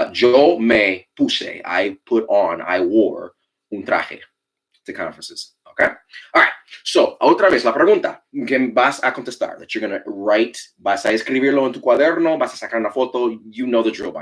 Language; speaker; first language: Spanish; non-native, fluent; English